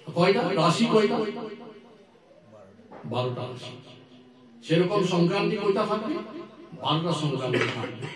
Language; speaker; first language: Bangla; non-native, learner; Assamese